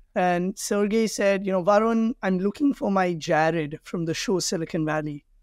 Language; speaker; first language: English; non-native, local second language; Hindi